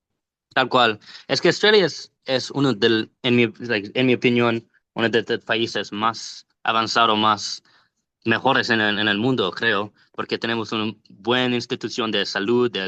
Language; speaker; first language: Spanish; non-native, learner; English